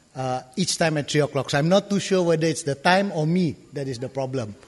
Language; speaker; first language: English; non-native, local second language; Malay